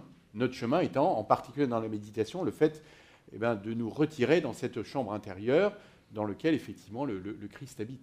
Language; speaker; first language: French; native; French